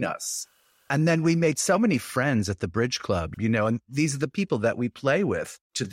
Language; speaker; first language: English; native; English